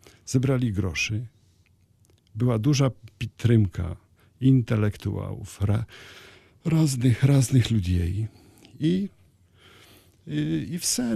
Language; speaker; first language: Ukrainian; non-native, learner; Polish